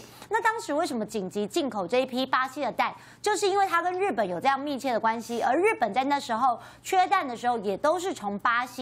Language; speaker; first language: Chinese; native; Chinese